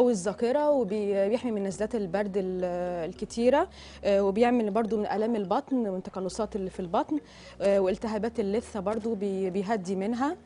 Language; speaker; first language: Arabic; native; Arabic